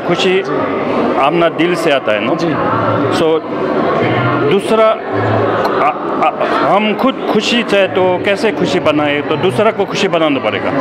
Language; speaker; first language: Hindi; non-native, learner; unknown